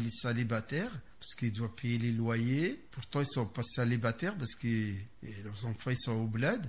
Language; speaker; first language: French; non-native, fluent; Arabic